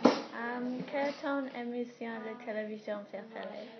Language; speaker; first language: French; non-native, learner; English